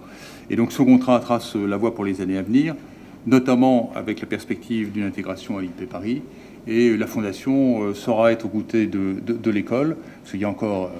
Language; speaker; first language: French; native; French